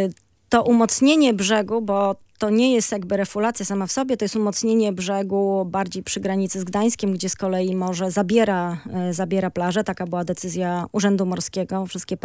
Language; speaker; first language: Polish; native; Polish